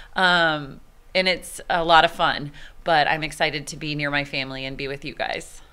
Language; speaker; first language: English; native; English